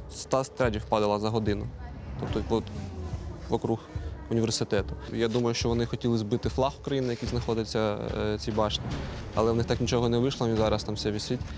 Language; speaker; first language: Ukrainian; non-native, local second language; Russian